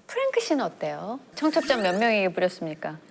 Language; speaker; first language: Korean; native; Korean